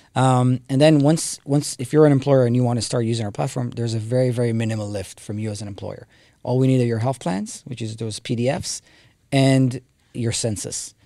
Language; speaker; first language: English; non-native, fluent; Hebrew